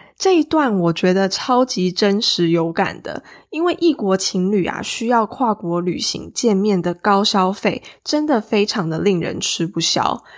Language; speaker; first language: Chinese; native; Chinese